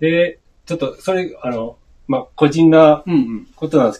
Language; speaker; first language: Japanese; non-native, fluent; Spanish